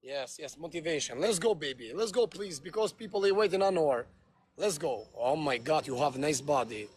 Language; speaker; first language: English; non-native, learner; Albanian